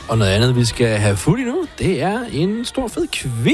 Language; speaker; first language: Danish; native; Danish